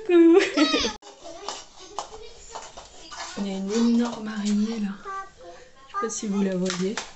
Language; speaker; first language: French; native; French